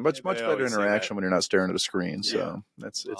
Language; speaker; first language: English; native; English